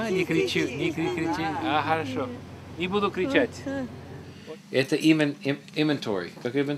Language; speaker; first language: Russian; early bilingual, heritage; Russian